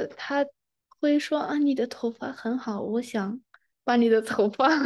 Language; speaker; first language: Chinese; non-native, fluent; Arabic